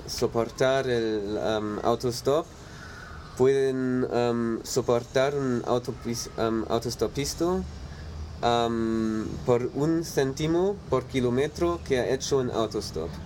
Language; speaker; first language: Spanish; non-native, learner; German